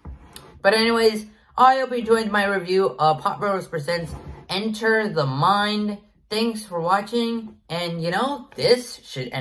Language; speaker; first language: English; native; English